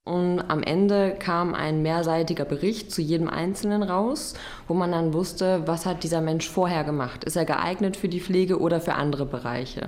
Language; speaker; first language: German; native; German